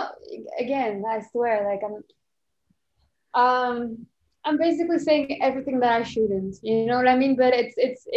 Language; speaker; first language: English; non-native, fluent; French